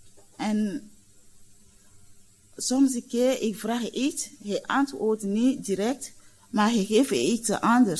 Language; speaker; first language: Dutch; non-native, learner; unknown